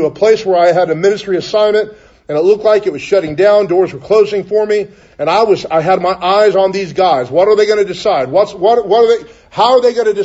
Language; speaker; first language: English; native; English